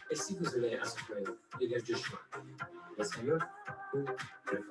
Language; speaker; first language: French; non-native, learner; English